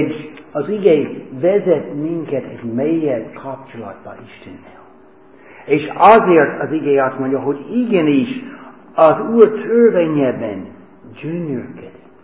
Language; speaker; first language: Hungarian; early bilingual, heritage; Hungarian